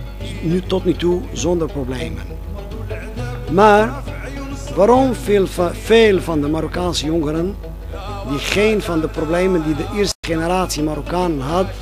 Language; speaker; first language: Dutch; non-native, fluent; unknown